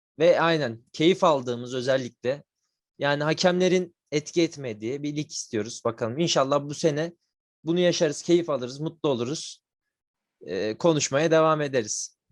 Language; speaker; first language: Turkish; native; Turkish